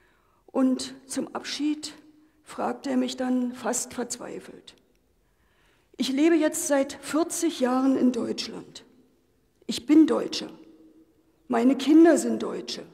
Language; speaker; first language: German; native; German